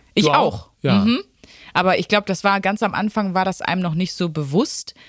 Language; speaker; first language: German; native; German